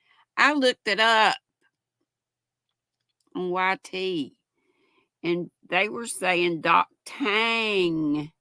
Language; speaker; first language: English; native; English